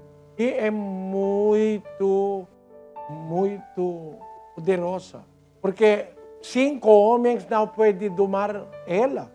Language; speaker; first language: Portuguese; non-native, learner; Filipino